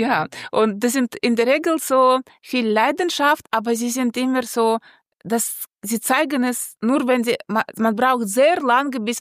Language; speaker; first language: German; non-native, fluent; Russian